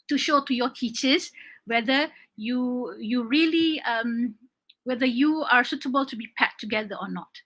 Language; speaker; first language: English; non-native, local second language; Malay